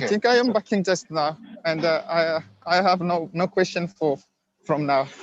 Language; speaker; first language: English; non-native, learner; Swahili